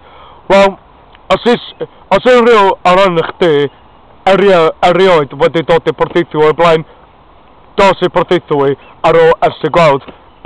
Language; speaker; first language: Welsh; non-native, learner; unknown